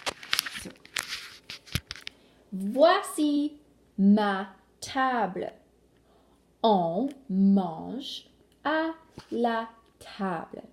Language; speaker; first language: French; non-native, local second language; English